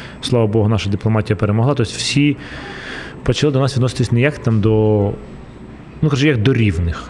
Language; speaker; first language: Ukrainian; non-native, local second language; Russian